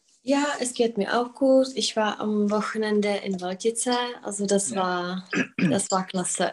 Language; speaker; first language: German; non-native, fluent; Czech